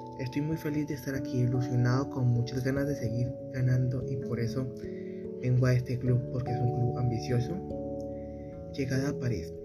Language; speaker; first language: Spanish; native; Spanish